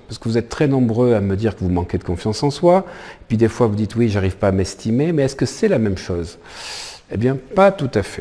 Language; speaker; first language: French; native; French